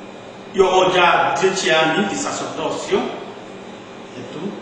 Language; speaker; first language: Italian; non-native, fluent; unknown